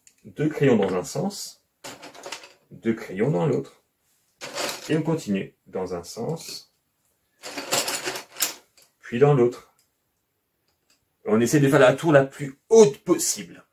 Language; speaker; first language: French; native; French